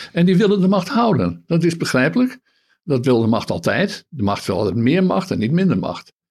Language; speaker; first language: Dutch; native; Dutch